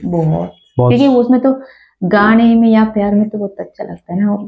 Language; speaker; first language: Hindi; non-native, fluent; Sinhala